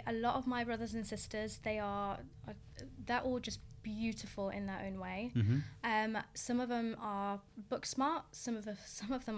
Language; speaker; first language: English; native; English